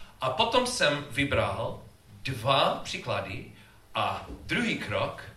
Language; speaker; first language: Czech; non-native, learner; English